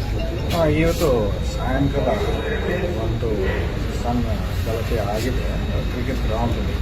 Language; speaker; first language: Kannada; non-native, fluent; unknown